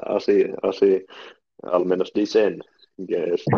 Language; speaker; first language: Spanish; non-native, learner; Finnish